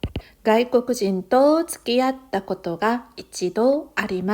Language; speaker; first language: Japanese; non-native, fluent; Korean